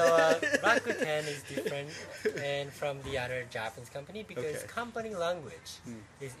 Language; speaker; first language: English; non-native, fluent; Japanese